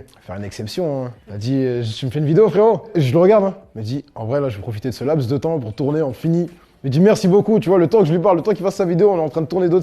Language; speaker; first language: French; native; French